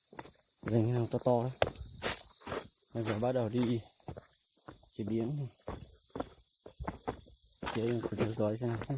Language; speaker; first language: Vietnamese; non-native, local second language; Hmong